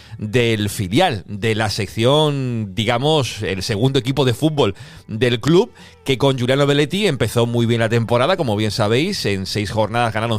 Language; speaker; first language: Spanish; native; Spanish